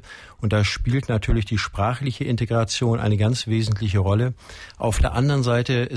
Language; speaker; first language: German; native; German